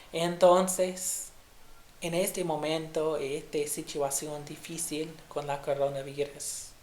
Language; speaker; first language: Spanish; non-native, fluent; English